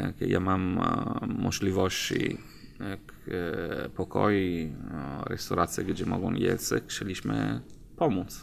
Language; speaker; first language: Polish; non-native, learner; Italian